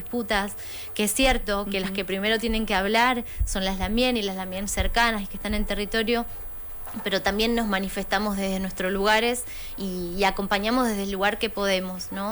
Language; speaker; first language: Spanish; native; Spanish